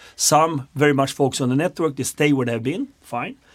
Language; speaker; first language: English; non-native, fluent; Swedish